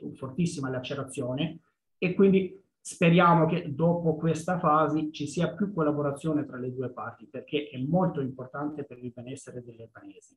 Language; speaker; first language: Italian; non-native, fluent; Albanian